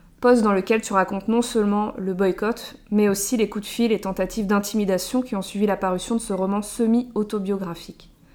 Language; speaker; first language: French; native; French